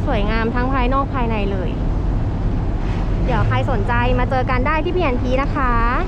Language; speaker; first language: Thai; native; Thai